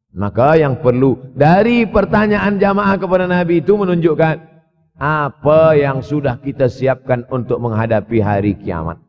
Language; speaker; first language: Malay; native; Malay